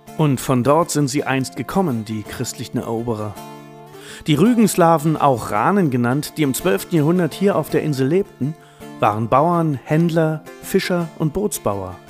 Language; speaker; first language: German; native; German